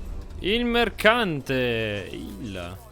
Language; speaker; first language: Italian; native; Italian